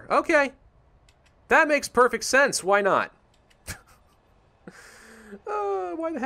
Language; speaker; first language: English; native; English